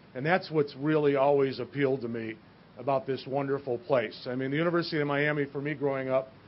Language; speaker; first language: English; native; English